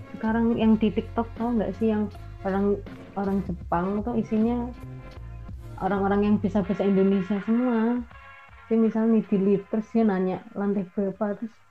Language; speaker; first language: Indonesian; native; Indonesian